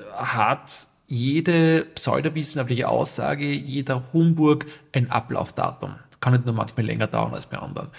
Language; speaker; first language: German; native; German